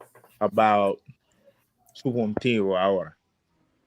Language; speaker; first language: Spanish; non-native, learner; English